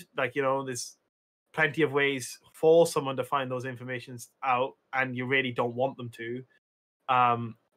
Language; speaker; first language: English; native; English